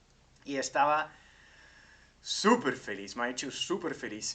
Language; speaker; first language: Spanish; non-native, fluent; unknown